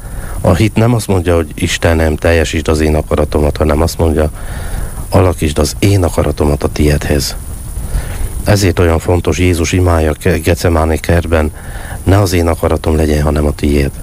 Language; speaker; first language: Hungarian; native; Hungarian